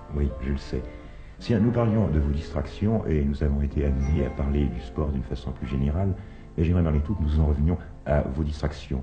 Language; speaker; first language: French; native; French